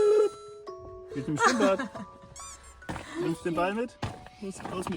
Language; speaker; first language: German; native; German